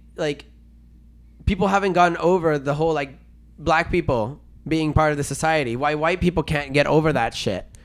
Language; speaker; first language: English; non-native, fluent; Spanish